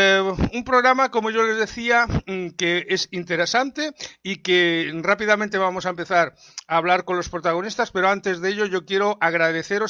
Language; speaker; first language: Spanish; native; Spanish